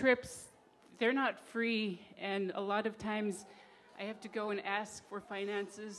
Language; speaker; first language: English; non-native, fluent; Cree